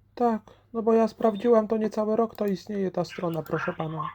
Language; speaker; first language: Polish; native; Polish